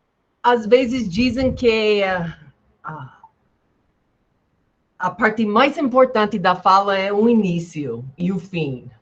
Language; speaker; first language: Portuguese; non-native, fluent; English